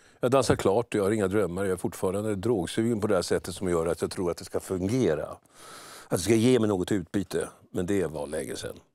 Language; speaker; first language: Swedish; native; Swedish